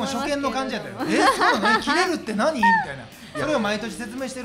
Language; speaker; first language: Japanese; native; Japanese